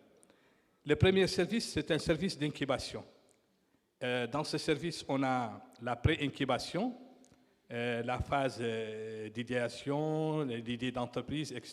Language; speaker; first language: French; non-native, local second language; Arabic